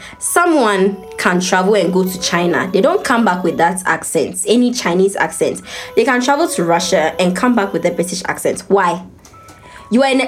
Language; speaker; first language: English; non-native, local second language; Akan